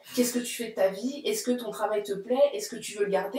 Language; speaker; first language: French; native; French